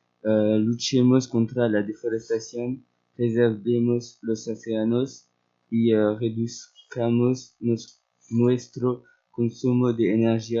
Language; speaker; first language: Spanish; non-native, learner; French